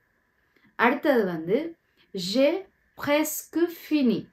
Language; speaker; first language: French; non-native, fluent; Tamil